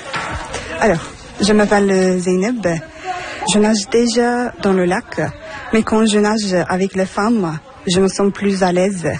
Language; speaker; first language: French; non-native, fluent; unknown